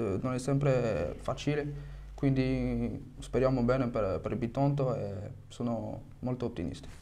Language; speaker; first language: Italian; non-native, fluent; French